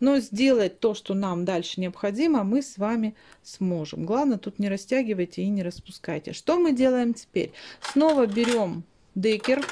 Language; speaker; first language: Russian; native; Russian